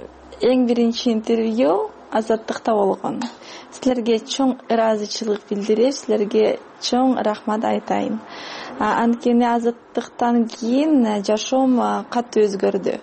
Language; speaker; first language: Kyrgyz; non-native, fluent; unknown